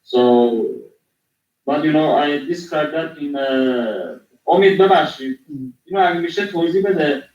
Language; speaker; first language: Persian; non-native, local second language; Kurdish